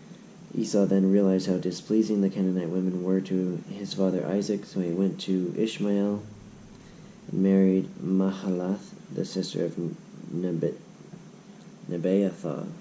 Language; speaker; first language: English; native; English